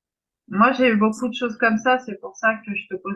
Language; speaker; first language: French; native; French